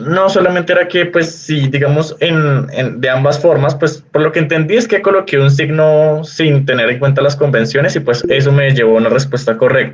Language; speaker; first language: Spanish; native; Spanish